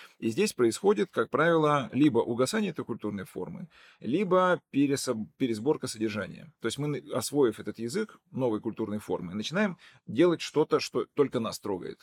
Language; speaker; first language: Russian; non-native, local second language; Udmurt